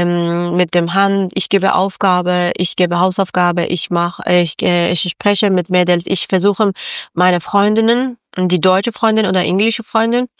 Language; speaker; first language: German; non-native, learner; Persian